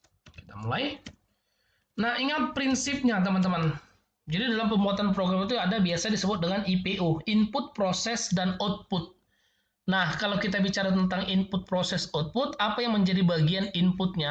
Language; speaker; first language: Indonesian; native; Indonesian